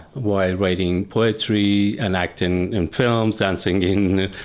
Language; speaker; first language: English; non-native, fluent; Persian